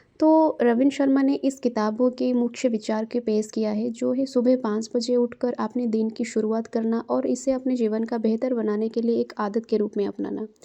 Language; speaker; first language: Hindi; non-native, local second language; Odia